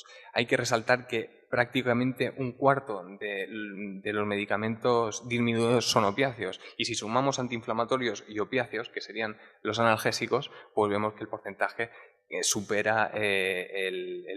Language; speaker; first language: Spanish; native; Spanish